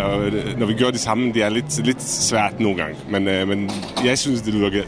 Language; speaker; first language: Danish; non-native, fluent; Czech